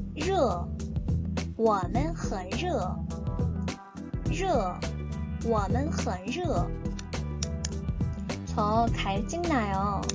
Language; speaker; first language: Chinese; non-native, fluent; Korean